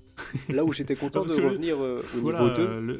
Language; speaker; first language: French; native; French